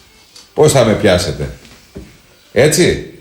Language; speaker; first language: Greek; native; Greek